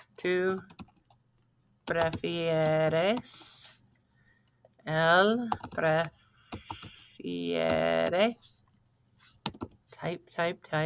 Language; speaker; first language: Spanish; non-native, fluent; English